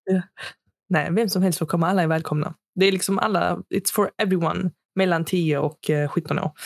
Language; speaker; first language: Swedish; early bilingual, other home language; Arabic